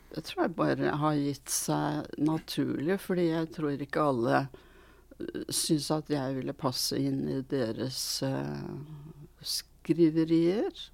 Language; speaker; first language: Norwegian; early bilingual, other home language; Swedish